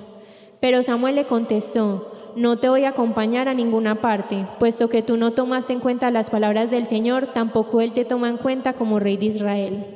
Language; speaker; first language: Spanish; native; Spanish